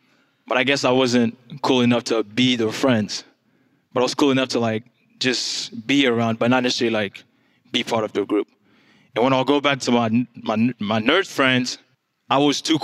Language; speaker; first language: English; non-native, fluent; French